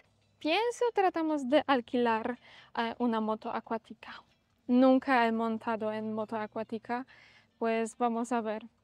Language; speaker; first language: Spanish; non-native, fluent; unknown